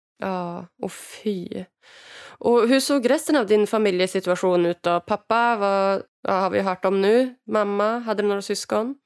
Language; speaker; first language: Swedish; native; Swedish